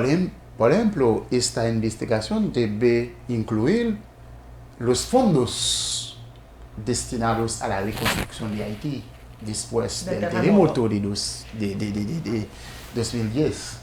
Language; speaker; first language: Spanish; non-native, fluent; Haitian Creole